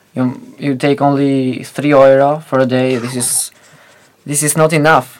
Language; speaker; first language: English; non-native, fluent; Albanian